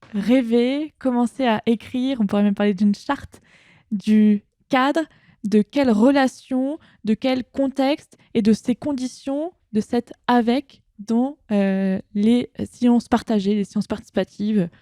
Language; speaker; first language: French; native; French